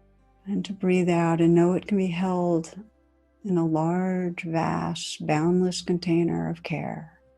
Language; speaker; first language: English; native; English